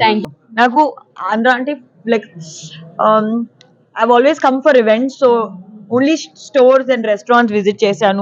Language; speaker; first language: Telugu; non-native, learner; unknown